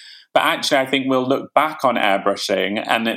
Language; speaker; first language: English; native; English